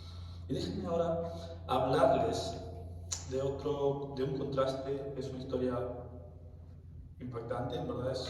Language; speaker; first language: Spanish; native; Spanish